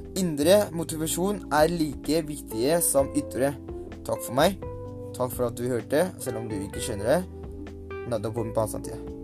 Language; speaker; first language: Norwegian; non-native, learner; Thai